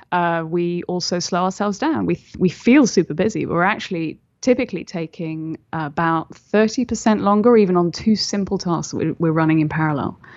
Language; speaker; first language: English; native; English